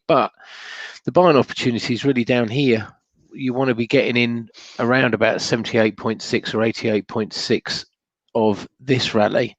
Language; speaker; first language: English; native; English